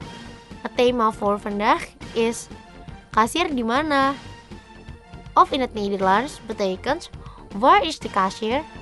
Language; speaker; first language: Dutch; non-native, fluent; Indonesian